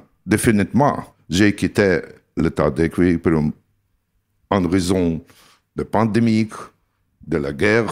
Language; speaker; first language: French; non-native, learner; Russian